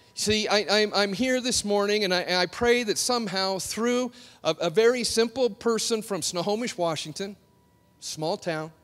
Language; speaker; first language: English; native; English